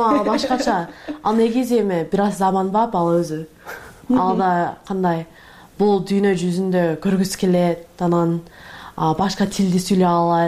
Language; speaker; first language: Kyrgyz; non-native, learner; English